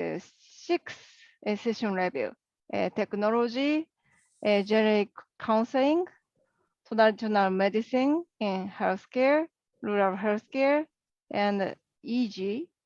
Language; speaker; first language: English; non-native, learner; Japanese